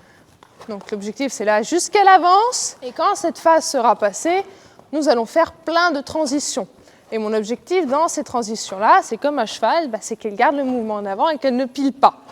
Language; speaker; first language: French; native; French